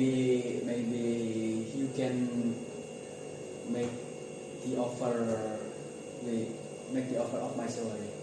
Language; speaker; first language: English; non-native, learner; Indonesian